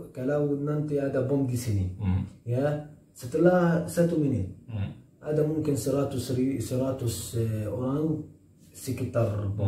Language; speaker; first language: Indonesian; non-native, learner; Arabic